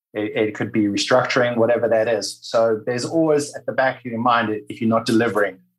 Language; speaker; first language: English; native; English